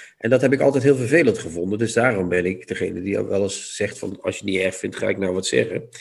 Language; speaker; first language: Dutch; native; Dutch